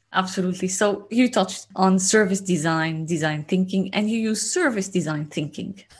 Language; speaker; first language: English; native; English